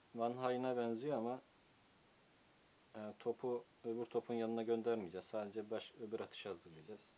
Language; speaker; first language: Turkish; native; Turkish